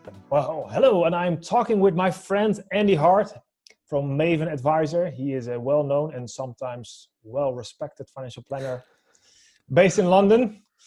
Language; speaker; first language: English; non-native, fluent; Dutch